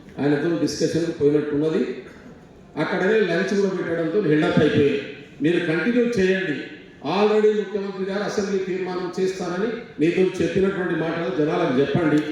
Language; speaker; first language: Telugu; non-native, local second language; Lambadi